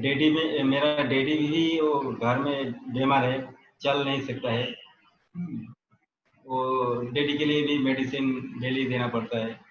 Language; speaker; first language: Hindi; non-native, local second language; Bangla